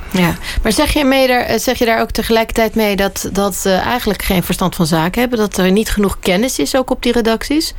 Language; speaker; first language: Dutch; native; Dutch